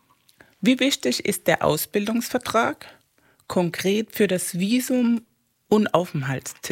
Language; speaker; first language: German; non-native, fluent; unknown